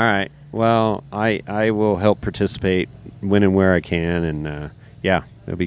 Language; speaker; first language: English; native; English